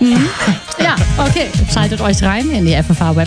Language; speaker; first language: German; native; German